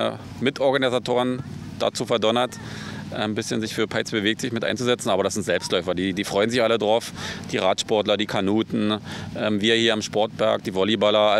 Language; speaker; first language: German; native; German